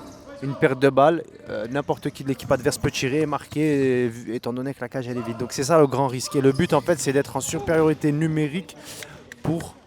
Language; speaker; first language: French; native; French